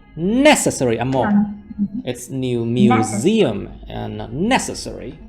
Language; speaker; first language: English; non-native, fluent; Vietnamese